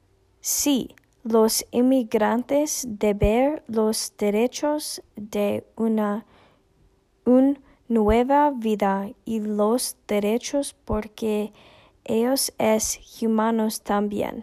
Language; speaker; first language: Spanish; non-native, learner; English